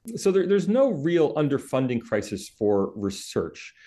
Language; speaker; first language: English; native; English